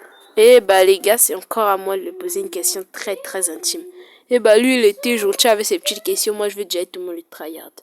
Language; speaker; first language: French; native; French